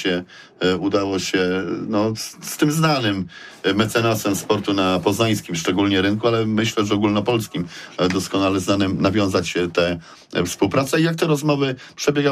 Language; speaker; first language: Polish; native; Polish